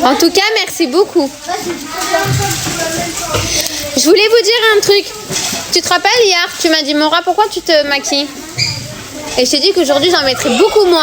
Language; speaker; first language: French; native; French